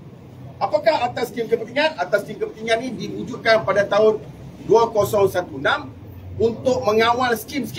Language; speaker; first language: Malay; native; Malay